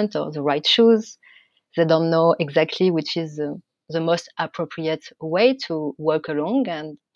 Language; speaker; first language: English; non-native, fluent; French